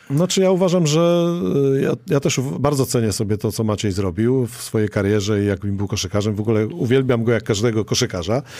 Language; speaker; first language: Polish; native; Polish